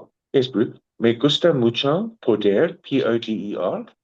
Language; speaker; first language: Spanish; non-native, learner; English